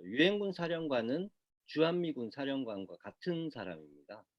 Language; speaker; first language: Korean; native; Korean